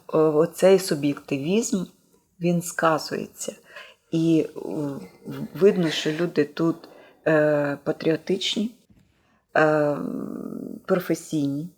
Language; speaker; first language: Ukrainian; native; Ukrainian